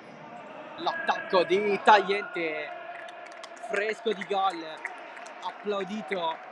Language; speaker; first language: Italian; native; Italian